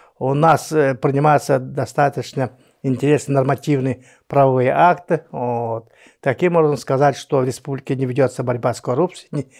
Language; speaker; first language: Russian; non-native, local second language; Yakut